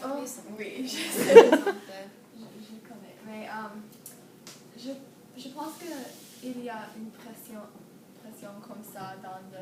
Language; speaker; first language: French; non-native, learner; English